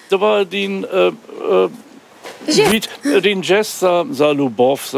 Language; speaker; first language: Bulgarian; non-native, learner; German